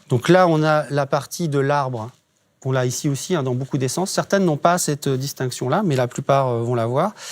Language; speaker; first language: French; native; French